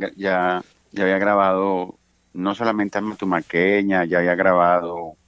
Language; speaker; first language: Spanish; native; Spanish